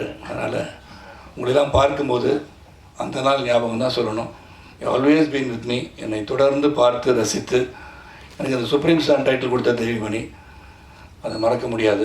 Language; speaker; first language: Tamil; native; Tamil